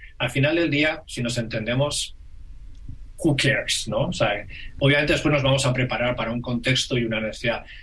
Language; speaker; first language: Spanish; non-native, local second language; Catalan